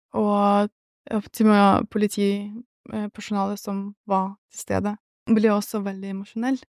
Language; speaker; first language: Norwegian; early bilingual, other home language; Russian